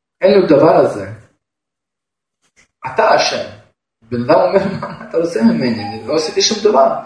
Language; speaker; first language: Hebrew; non-native, fluent; Russian